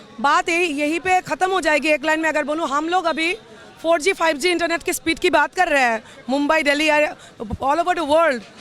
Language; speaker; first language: Hindi; non-native, local second language; Assamese